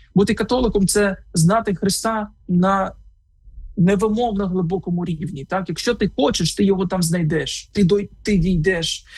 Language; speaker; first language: Ukrainian; native; Ukrainian